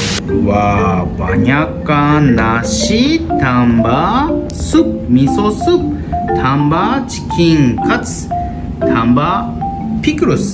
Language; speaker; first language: Indonesian; non-native, learner; Japanese